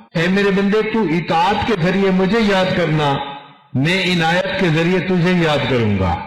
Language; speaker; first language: Urdu; non-native, local second language; Punjabi